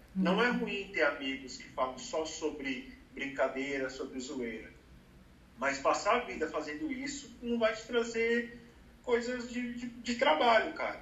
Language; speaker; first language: Portuguese; native; Portuguese